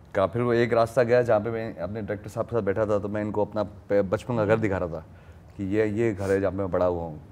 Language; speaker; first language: Hindi; native; Hindi